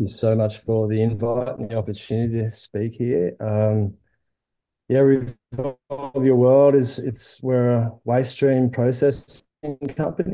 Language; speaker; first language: English; native; English